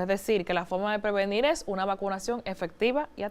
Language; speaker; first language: Spanish; native; Spanish